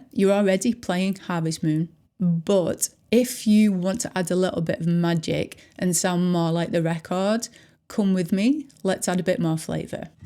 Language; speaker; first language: English; native; English